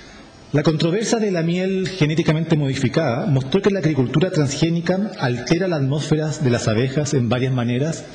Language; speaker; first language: Spanish; native; Spanish